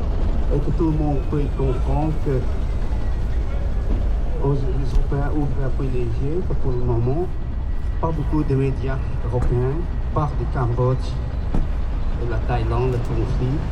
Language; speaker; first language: French; early bilingual, other home language; Khmer